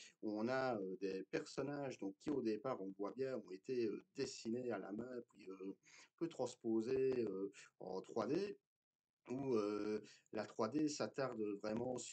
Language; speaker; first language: French; native; French